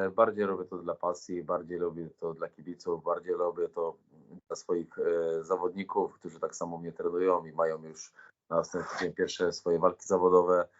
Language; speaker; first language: Polish; native; Polish